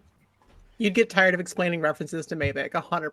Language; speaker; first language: English; native; English